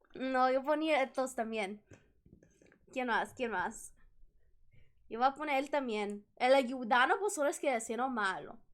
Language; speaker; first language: Spanish; non-native, learner; English